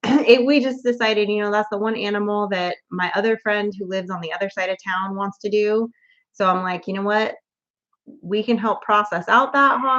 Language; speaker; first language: English; native; English